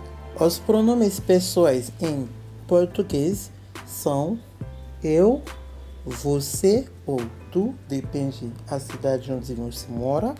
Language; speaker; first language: Portuguese; non-native, fluent; Haitian Creole